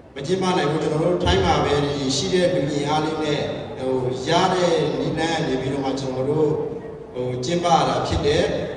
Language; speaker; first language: Burmese; non-native, local second language; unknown